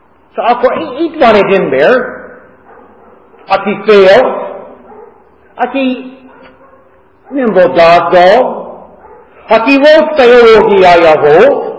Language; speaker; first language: Hungarian; non-native, fluent; English